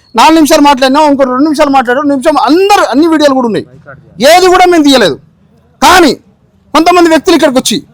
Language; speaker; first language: Telugu; native; Telugu